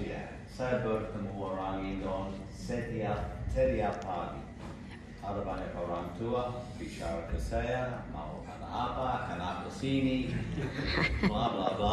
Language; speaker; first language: Indonesian; non-native, learner; English